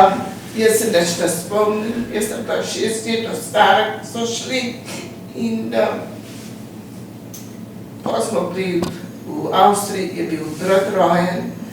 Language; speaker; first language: Slovenian; early bilingual, heritage; Slovenian